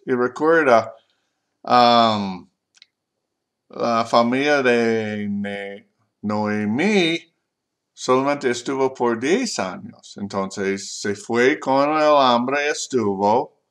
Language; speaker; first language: Spanish; non-native, learner; English